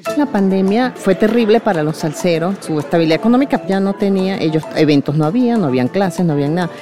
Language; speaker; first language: Spanish; native; Spanish